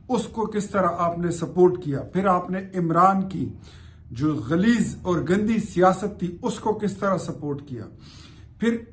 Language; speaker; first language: Urdu; non-native, local second language; Pashto